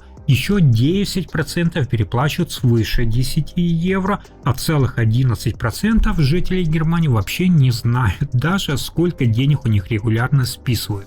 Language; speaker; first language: Russian; native; Russian